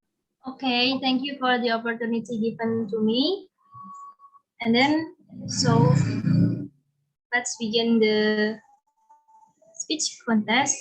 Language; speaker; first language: English; non-native, learner; Indonesian